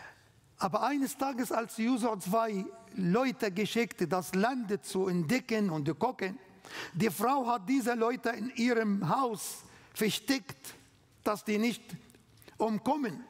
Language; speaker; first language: German; non-native, learner; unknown